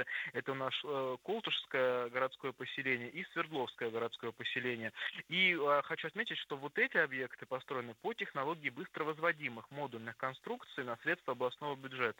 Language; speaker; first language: Russian; native; Russian